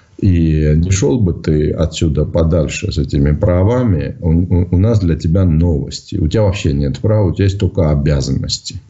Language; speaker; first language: Russian; non-native, local second language; Georgian